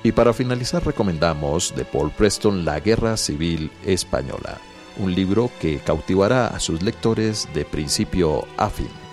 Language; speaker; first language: Spanish; native; Spanish